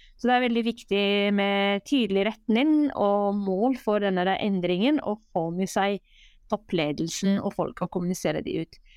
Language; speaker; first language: Norwegian; non-native, fluent; Arabic